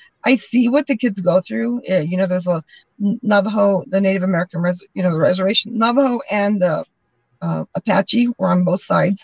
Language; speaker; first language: English; native; English